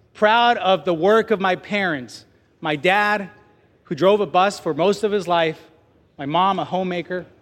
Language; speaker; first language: English; non-native, fluent; Spanish